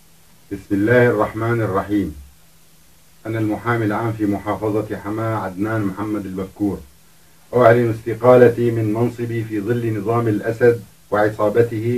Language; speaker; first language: Arabic; native; Arabic